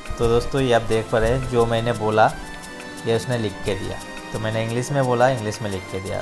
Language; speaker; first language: Hindi; non-native, local second language; Bangla